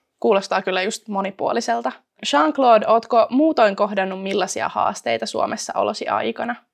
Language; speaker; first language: Finnish; native; Finnish